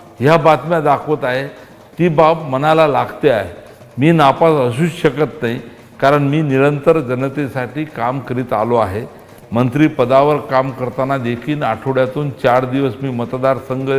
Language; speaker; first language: Marathi; native; Marathi